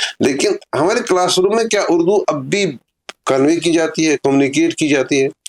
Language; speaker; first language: Urdu; non-native, local second language; Kashmiri